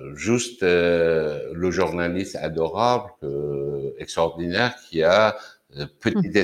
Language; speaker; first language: French; non-native, fluent; Persian